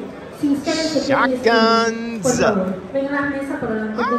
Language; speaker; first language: Spanish; native; Spanish